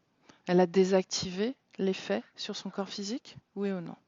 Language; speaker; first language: French; native; French